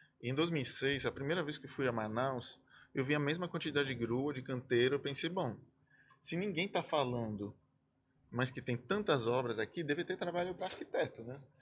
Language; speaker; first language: Portuguese; non-native, fluent; French